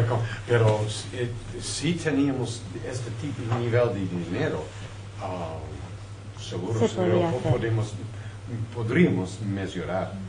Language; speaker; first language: Spanish; non-native, fluent; French